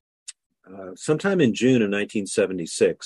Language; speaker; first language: English; native; English